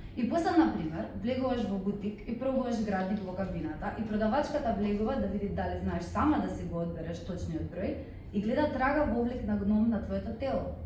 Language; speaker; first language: Macedonian; early bilingual, heritage; Macedonian